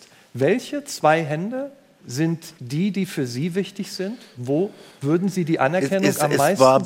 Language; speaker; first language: German; native; German